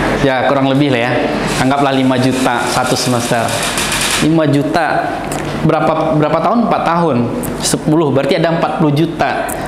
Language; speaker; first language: Indonesian; native; Indonesian